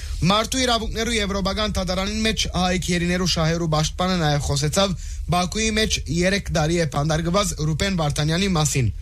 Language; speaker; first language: Armenian; early bilingual, heritage; Armenian